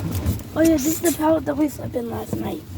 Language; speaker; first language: English; native; English